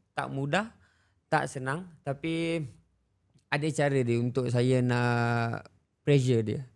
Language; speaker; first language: Malay; native; Malay